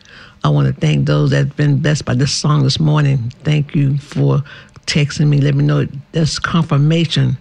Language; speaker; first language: English; native; English